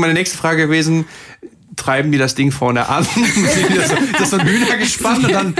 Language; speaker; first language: German; native; German